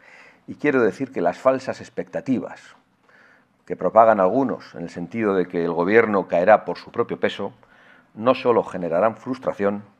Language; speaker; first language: Spanish; native; Spanish